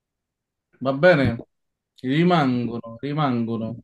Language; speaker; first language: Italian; non-native, fluent; Bangla